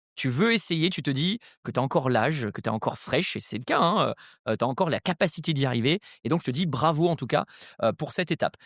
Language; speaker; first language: French; native; French